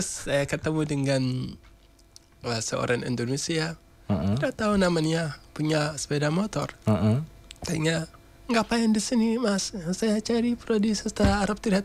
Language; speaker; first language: Indonesian; non-native, learner; Hausa